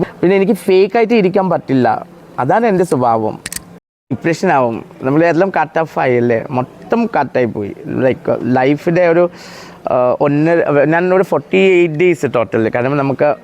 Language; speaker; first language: Malayalam; non-native, local second language; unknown